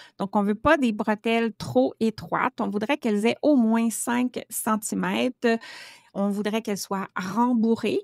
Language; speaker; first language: French; native; French